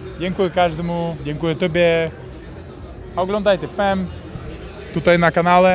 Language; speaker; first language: Polish; non-native, learner; Uzbek